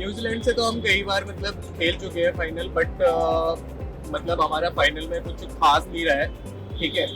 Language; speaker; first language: Hindi; native; Hindi